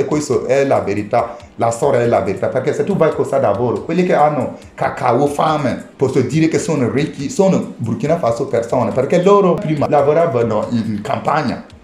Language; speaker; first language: Italian; non-native, learner; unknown